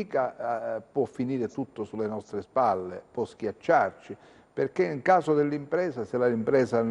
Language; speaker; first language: Italian; native; Italian